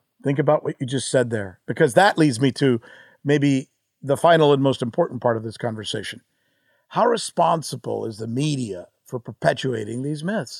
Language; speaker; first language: English; early bilingual, other home language; Spanish